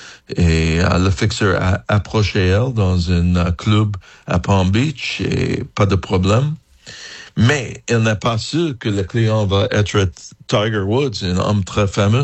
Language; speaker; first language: French; non-native, fluent; English